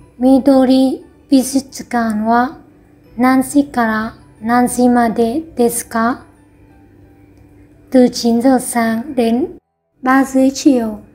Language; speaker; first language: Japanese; non-native, fluent; Vietnamese